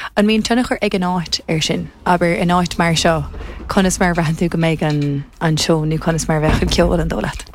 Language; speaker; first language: Irish; native; Irish